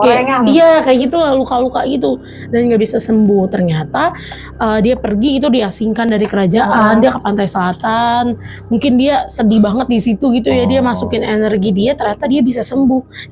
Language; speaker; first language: Indonesian; native; Indonesian